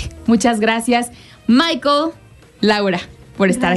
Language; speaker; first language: Spanish; native; Spanish